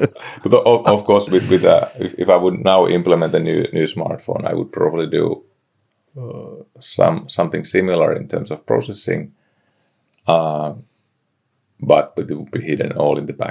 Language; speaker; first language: English; non-native, fluent; Finnish